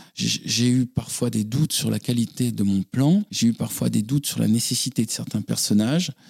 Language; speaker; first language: French; native; French